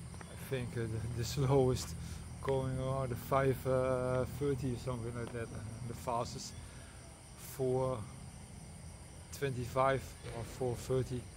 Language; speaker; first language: English; non-native, learner; Dutch